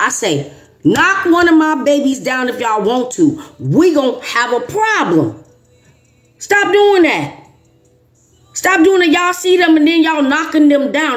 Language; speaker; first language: English; native; English